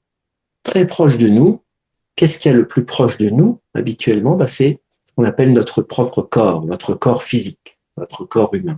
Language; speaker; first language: French; native; French